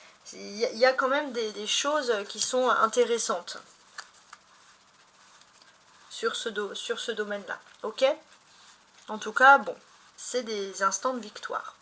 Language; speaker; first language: French; native; French